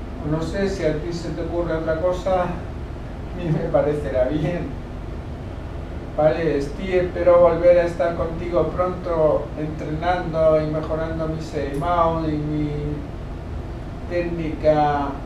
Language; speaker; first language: Spanish; native; Spanish